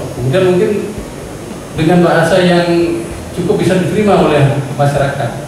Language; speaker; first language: Indonesian; native; Indonesian